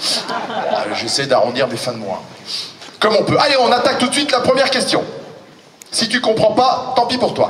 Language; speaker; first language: French; native; French